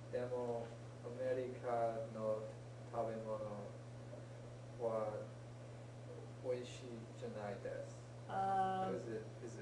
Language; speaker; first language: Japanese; non-native, learner; English